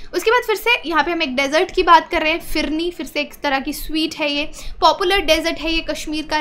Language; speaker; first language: Hindi; native; Hindi